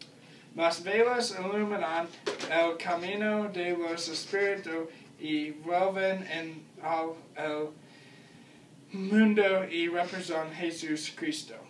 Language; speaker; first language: Spanish; non-native, learner; English